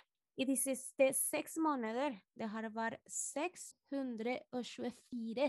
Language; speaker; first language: Norwegian; non-native, fluent; Spanish